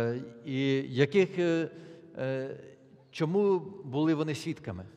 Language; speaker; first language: Polish; non-native, learner; Ukrainian